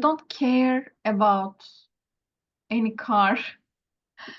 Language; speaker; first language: English; non-native, learner; Turkish